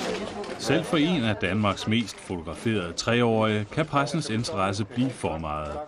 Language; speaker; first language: Danish; native; Danish